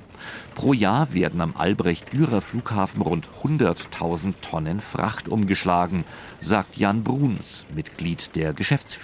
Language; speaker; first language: German; native; German